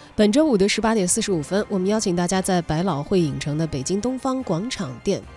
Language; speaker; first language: Chinese; native; Chinese